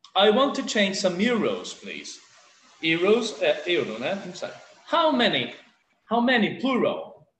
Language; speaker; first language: English; non-native, fluent; Portuguese